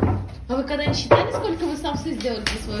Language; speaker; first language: Russian; native; Russian